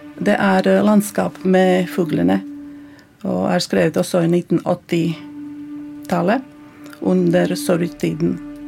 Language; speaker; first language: Norwegian; non-native, fluent; Latvian